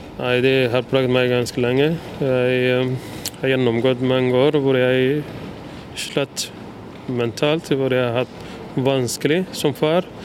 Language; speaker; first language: Norwegian; early bilingual, other home language; Somali